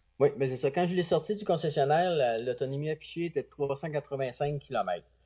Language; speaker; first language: French; native; French